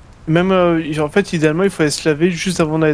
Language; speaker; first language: French; native; French